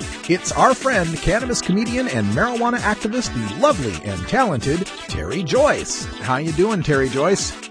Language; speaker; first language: English; native; English